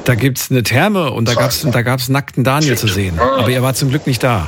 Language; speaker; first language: German; native; German